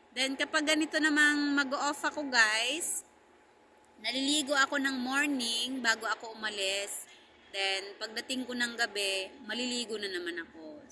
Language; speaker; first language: Filipino; native; Filipino